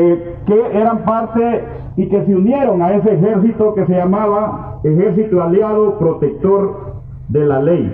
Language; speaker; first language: Spanish; native; Spanish